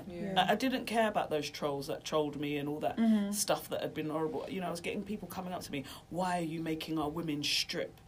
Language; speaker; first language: English; native; English